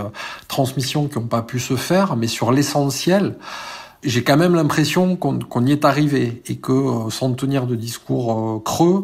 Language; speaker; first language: French; native; French